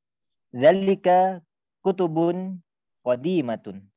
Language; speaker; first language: Arabic; non-native, learner; Indonesian